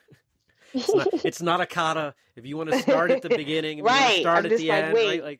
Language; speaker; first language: English; native; English